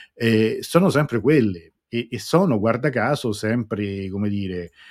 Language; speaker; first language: Italian; native; Italian